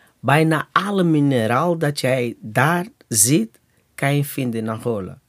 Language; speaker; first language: Dutch; non-native, fluent; Portuguese